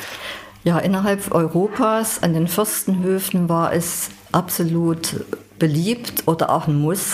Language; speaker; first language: German; native; German